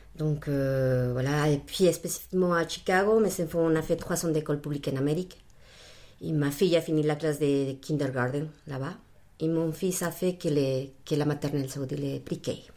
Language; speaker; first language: French; non-native, fluent; Spanish